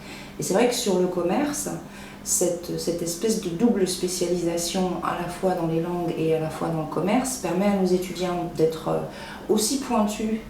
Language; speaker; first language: French; native; French